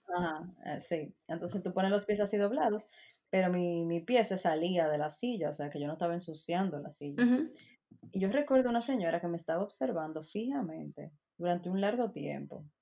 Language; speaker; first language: Spanish; native; Spanish